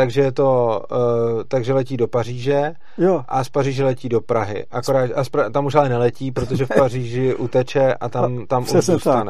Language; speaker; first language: Czech; native; Czech